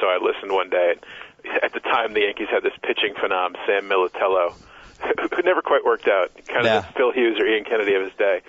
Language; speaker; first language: English; native; English